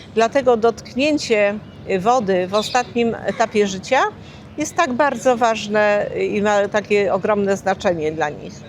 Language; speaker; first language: Polish; native; Polish